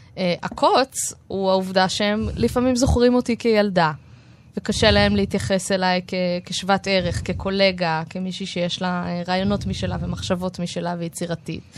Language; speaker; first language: Hebrew; native; Hebrew